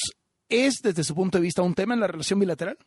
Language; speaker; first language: Spanish; native; Spanish